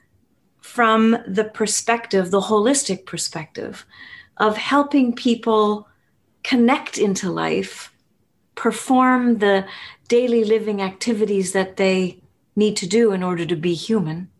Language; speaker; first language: English; native; English